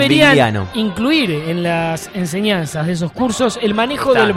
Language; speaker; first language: Spanish; native; Spanish